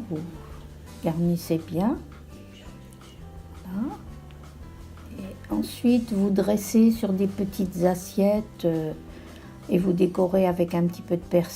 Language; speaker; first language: French; native; French